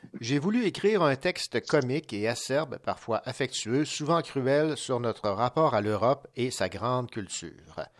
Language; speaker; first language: French; native; French